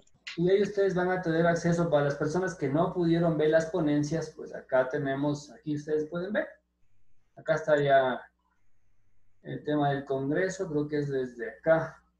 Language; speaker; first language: Spanish; native; Spanish